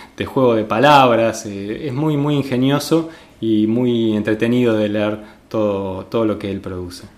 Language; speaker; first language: Spanish; native; Spanish